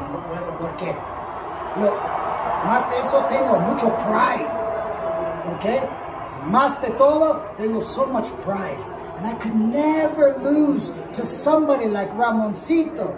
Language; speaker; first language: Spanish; early bilingual, heritage; English